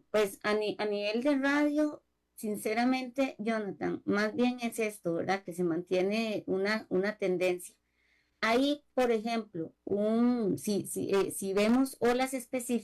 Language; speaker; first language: Spanish; native; Spanish